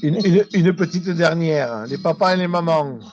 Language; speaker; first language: French; native; French